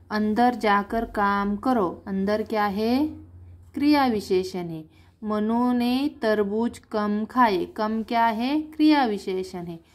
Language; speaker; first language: Hindi; non-native, local second language; Marathi